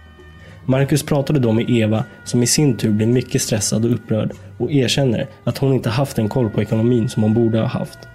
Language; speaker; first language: Swedish; native; Swedish